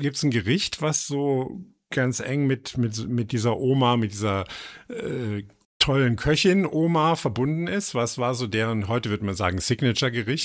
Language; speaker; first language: German; native; German